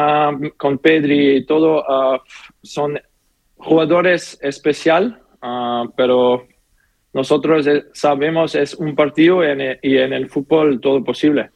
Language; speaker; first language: Spanish; non-native, learner; German